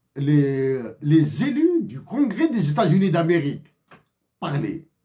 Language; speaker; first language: French; non-native, local second language; Kabyle